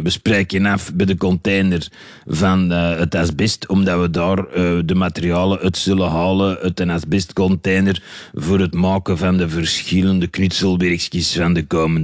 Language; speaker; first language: Dutch; native; Dutch